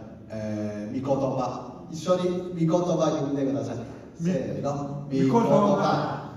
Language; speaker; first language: Japanese; non-native, learner; Cantonese